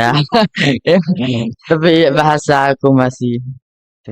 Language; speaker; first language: Indonesian; non-native, learner; Arabic